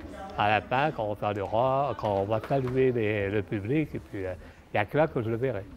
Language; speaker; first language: French; native; French